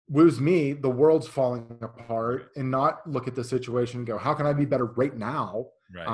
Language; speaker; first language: English; native; English